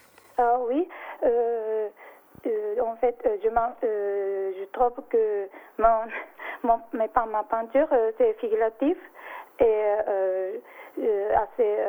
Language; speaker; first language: French; non-native, learner; Japanese